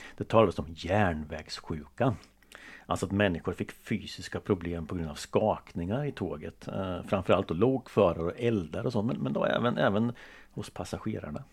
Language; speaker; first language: Swedish; native; Swedish